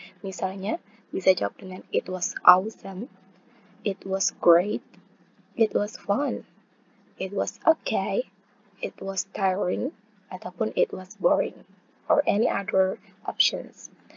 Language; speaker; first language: English; non-native, fluent; Indonesian